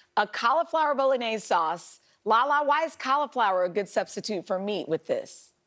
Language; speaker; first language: English; native; English